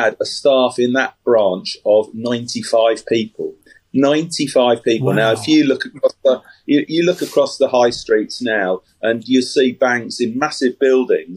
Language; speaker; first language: English; native; English